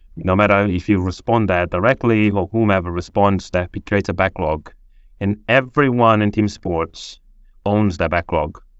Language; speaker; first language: English; non-native, fluent; Portuguese